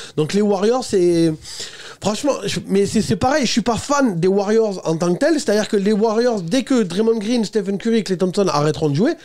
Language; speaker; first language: French; native; French